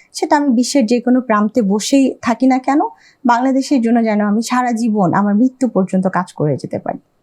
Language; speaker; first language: Bangla; early bilingual, heritage; Bangla